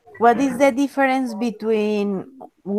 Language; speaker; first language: English; non-native, fluent; Spanish